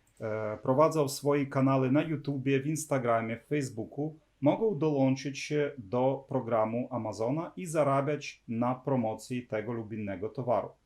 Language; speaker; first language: Polish; non-native, fluent; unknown